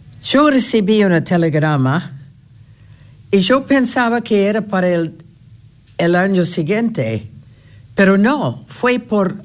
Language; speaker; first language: Spanish; non-native, fluent; English